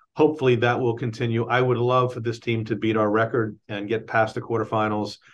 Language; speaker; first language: English; native; English